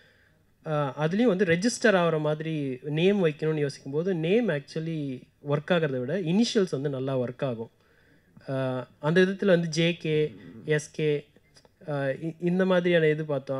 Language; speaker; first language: Tamil; native; Tamil